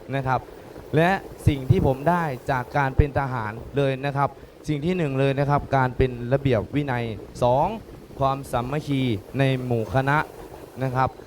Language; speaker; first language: Thai; native; Thai